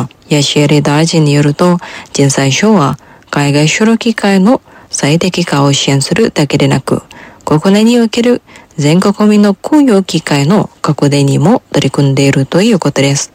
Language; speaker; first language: Japanese; non-native, fluent; Indonesian